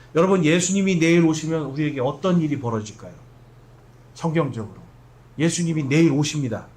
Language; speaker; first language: Korean; native; Korean